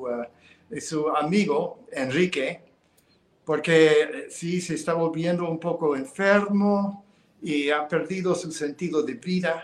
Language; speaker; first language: Spanish; non-native, fluent; English